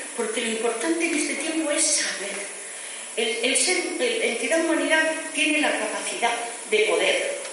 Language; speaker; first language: Spanish; native; Spanish